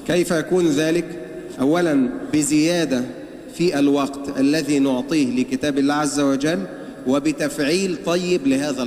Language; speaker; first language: Arabic; native; Arabic